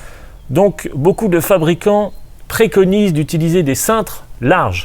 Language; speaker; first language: French; native; French